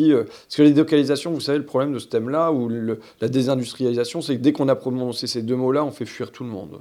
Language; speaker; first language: French; native; French